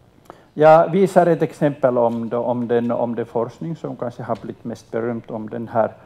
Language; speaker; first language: Swedish; non-native, local second language; Finnish